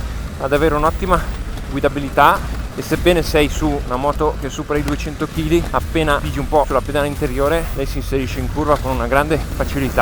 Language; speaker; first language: Italian; native; Italian